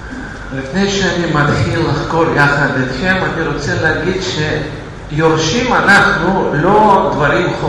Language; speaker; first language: Hebrew; non-native, fluent; Russian